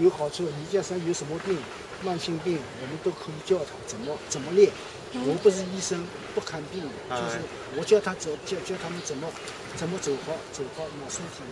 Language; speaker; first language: Chinese; native; Chinese